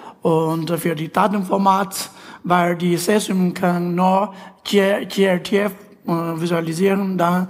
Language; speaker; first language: German; non-native, fluent; Chinese